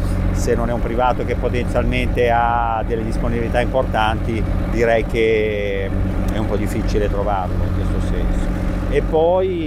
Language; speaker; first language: Italian; native; Italian